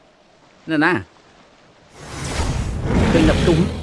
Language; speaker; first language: Khmer; native; Khmer